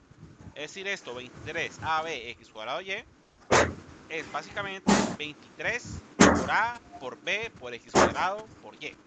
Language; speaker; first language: Spanish; native; Spanish